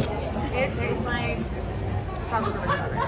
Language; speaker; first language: English; native; English